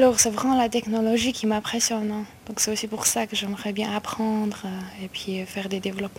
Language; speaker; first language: French; non-native, fluent; Chinese